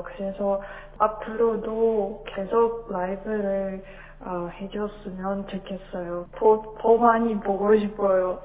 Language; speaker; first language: Korean; non-native, fluent; Russian